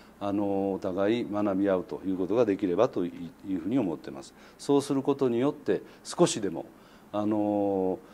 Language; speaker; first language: Japanese; native; Japanese